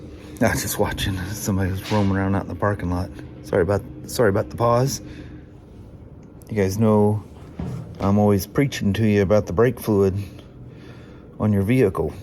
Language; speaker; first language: English; native; English